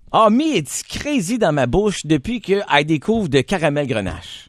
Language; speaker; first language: French; native; French